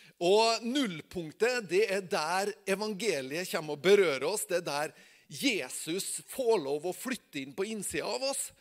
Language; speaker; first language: Norwegian; native; Norwegian